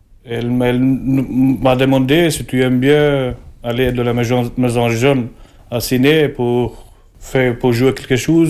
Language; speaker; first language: French; non-native, learner; Albanian